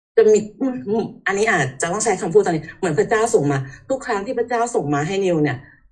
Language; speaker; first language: Thai; early bilingual, heritage; Thai